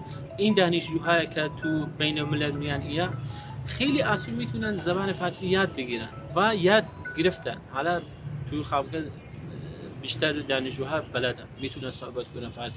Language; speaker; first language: Persian; non-native, learner; Kurdish